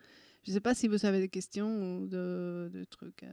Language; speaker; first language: French; non-native, fluent; Spanish